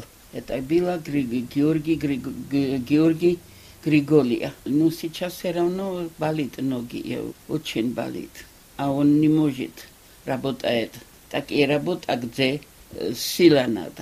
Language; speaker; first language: Russian; non-native, local second language; Georgian